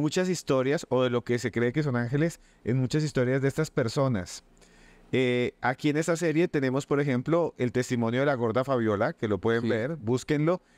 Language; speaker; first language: Spanish; native; Spanish